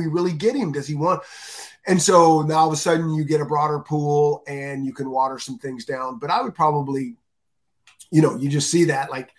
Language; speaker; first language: English; native; English